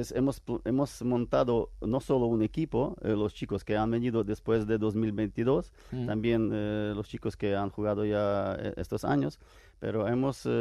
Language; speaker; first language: Spanish; non-native, fluent; Ukrainian